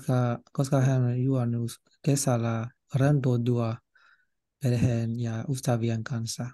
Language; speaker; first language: Finnish; non-native, learner; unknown